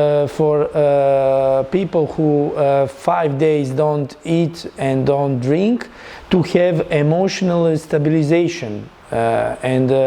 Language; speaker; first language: English; non-native, learner; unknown